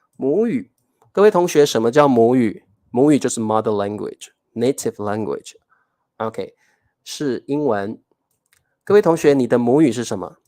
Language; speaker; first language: Chinese; native; Chinese